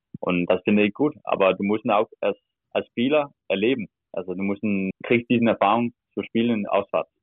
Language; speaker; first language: German; non-native, learner; Danish